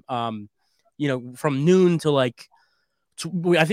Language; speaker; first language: English; native; English